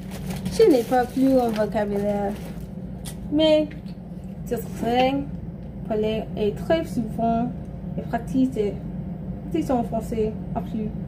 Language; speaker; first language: French; non-native, learner; English